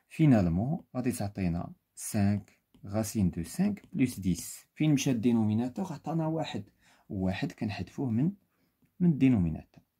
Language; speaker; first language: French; non-native, local second language; Arabic